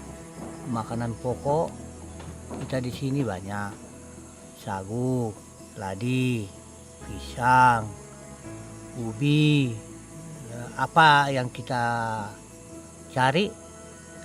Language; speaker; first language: Indonesian; non-native, local second language; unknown